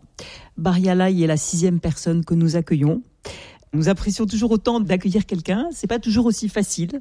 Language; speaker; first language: French; native; French